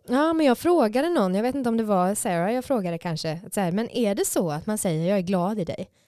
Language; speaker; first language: Swedish; native; Swedish